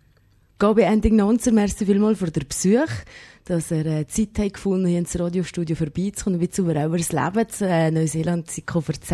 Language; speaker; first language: German; native; German